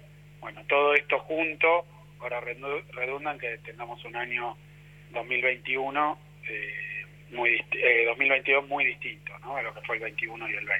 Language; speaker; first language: Spanish; native; Spanish